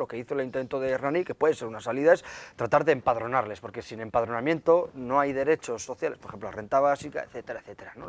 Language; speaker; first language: Spanish; native; Spanish